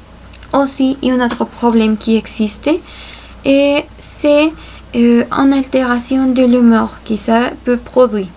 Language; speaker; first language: French; non-native, fluent; Spanish